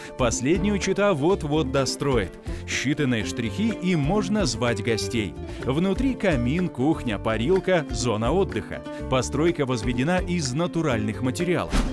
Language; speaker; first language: Russian; native; Russian